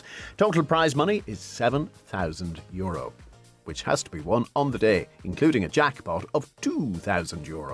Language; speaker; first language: English; native; English